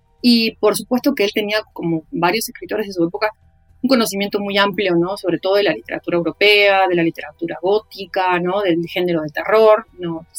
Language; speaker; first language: Spanish; native; Spanish